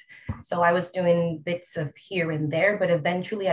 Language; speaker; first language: English; non-native, fluent; Spanish